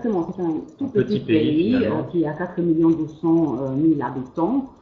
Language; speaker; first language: French; non-native, fluent; Croatian